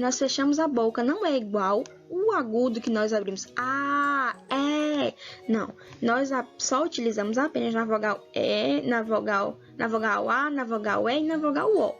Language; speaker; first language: Portuguese; native; Portuguese